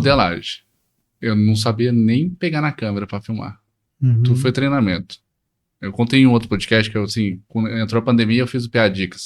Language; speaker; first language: Portuguese; native; Portuguese